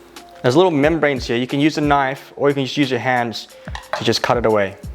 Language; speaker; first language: English; native; English